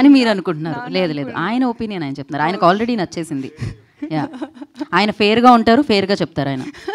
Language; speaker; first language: Telugu; native; Telugu